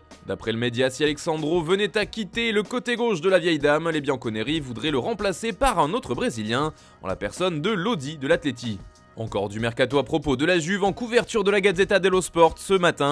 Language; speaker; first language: French; native; French